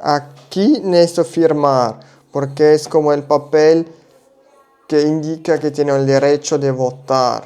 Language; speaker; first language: Spanish; non-native, learner; German